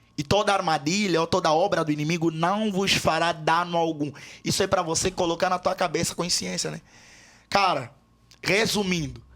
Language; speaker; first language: Portuguese; native; Portuguese